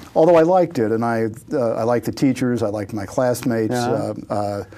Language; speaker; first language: English; native; English